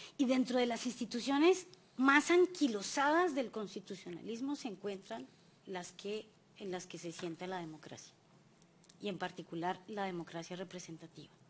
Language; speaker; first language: Spanish; native; Spanish